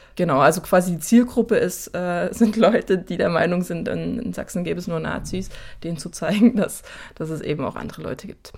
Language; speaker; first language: German; native; German